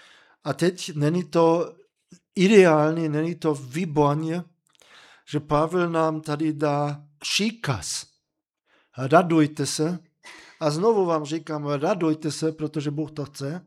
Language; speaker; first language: Czech; non-native, fluent; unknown